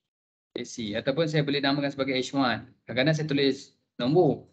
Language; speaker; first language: Malay; native; Malay